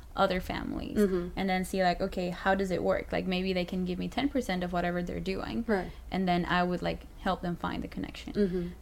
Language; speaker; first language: English; non-native, fluent; Spanish